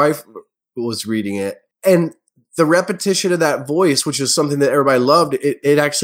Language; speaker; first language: English; native; English